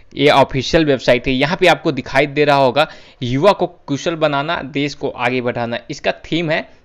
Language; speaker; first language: Hindi; native; Hindi